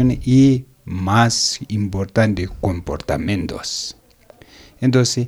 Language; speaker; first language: Spanish; non-native, learner; Tibetan